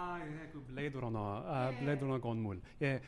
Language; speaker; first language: Korean; non-native, learner; English